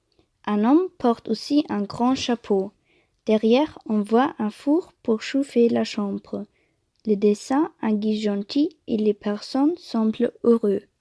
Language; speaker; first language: French; non-native, learner; German